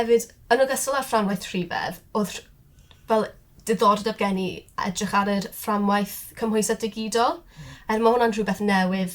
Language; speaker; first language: Welsh; non-native, local second language; English